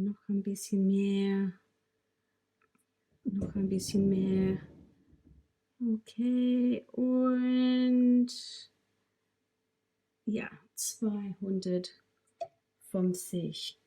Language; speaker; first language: German; non-native, fluent; English